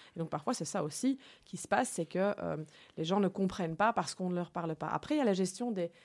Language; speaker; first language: French; native; French